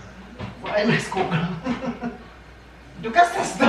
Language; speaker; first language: German; non-native, learner; Filipino